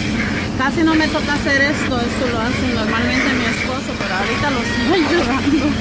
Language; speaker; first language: Spanish; native; Spanish